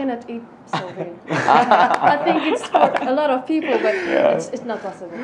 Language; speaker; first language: English; non-native, fluent; French